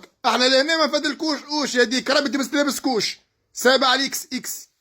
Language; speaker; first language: Arabic; native; Arabic